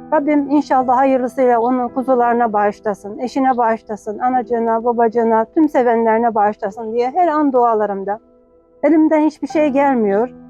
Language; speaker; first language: Turkish; native; Turkish